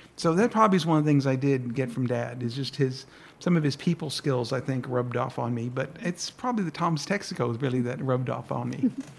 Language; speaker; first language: English; early bilingual, other home language; Spanish